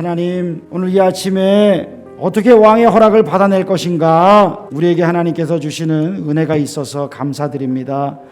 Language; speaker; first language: Korean; native; Korean